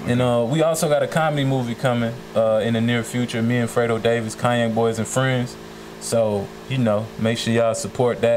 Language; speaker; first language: English; native; English